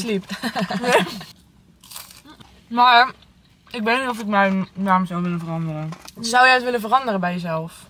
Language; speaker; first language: Dutch; native; Dutch